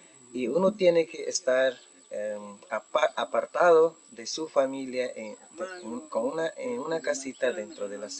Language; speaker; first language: Spanish; non-native, local second language; Shipibo-Conibo